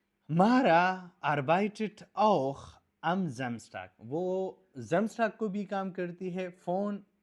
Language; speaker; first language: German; non-native, fluent; Urdu